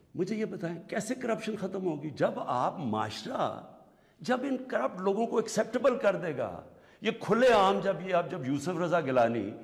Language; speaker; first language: Urdu; native; Urdu